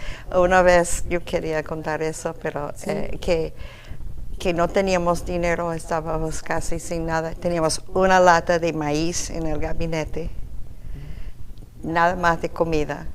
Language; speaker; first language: Spanish; non-native, fluent; English